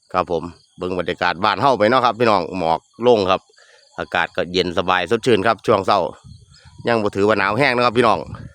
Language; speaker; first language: Thai; native; Thai